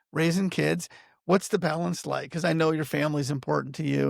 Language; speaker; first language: English; native; English